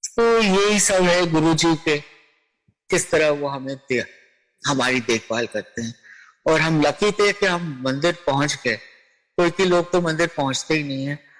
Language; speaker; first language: Hindi; native; Hindi